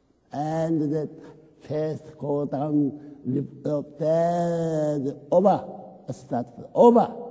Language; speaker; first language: English; non-native, learner; Korean